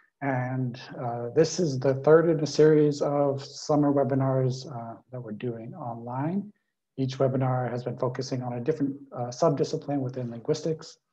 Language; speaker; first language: English; native; English